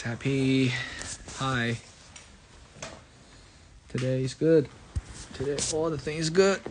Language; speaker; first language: English; non-native, learner; Chinese